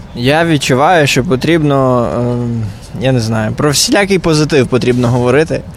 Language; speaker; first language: Ukrainian; native; Ukrainian